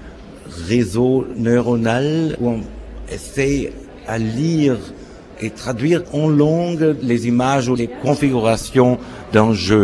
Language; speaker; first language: French; non-native, fluent; German